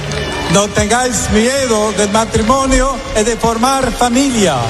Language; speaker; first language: Spanish; non-native, fluent; English